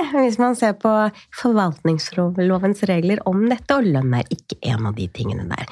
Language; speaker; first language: Norwegian; native; Norwegian